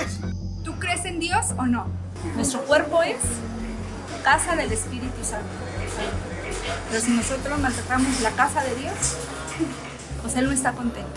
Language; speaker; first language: Spanish; native; Spanish